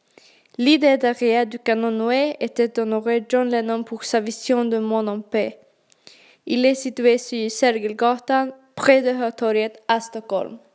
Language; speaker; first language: French; non-native, learner; Swedish